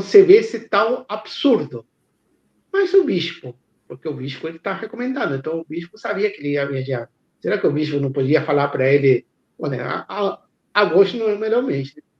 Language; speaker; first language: Portuguese; non-native, fluent; Spanish